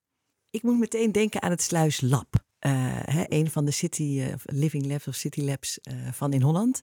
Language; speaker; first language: Dutch; native; Dutch